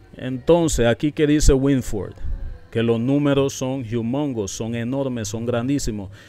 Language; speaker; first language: Spanish; non-native, local second language; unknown